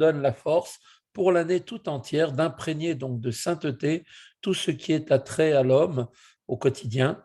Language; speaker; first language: French; native; French